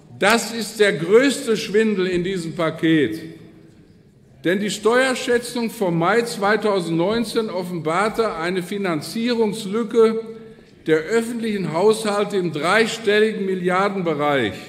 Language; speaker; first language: German; native; German